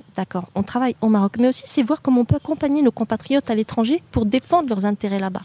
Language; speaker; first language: French; native; French